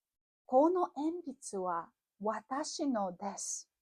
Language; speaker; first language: Japanese; non-native, fluent; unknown